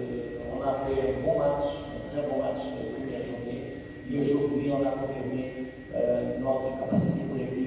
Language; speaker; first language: French; non-native, fluent; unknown